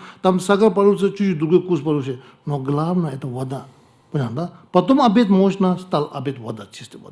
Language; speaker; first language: Russian; non-native, learner; Tibetan